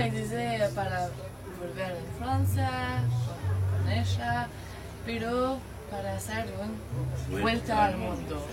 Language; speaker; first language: Spanish; non-native, learner; French